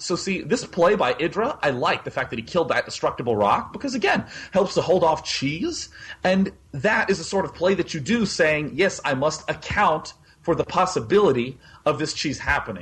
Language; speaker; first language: English; native; English